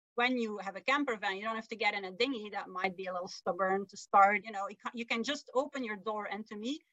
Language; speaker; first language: English; non-native, fluent; Dutch